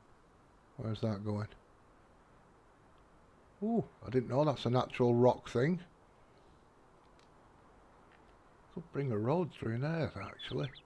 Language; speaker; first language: English; native; English